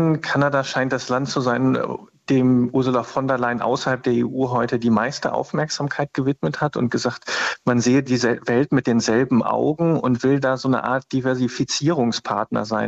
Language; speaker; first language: German; native; German